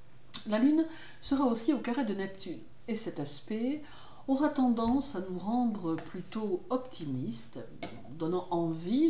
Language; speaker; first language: French; native; French